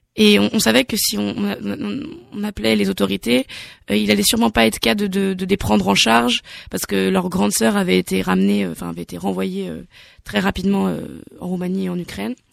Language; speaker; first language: French; native; French